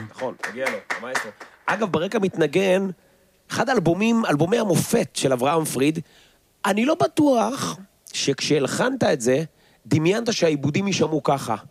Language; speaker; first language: Hebrew; native; Hebrew